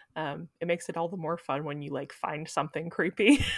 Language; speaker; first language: English; native; English